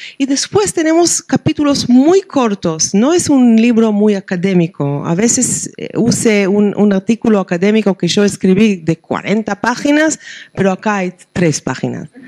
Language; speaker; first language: Spanish; non-native, fluent; Hebrew